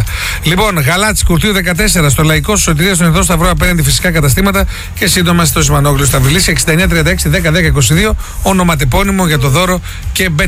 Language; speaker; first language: Greek; native; Greek